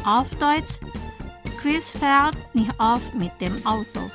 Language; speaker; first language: German; non-native, fluent; Indonesian